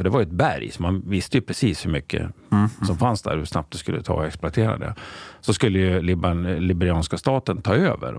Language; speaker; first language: Swedish; native; Swedish